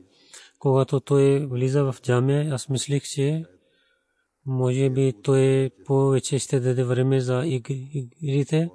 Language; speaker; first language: Bulgarian; non-native, learner; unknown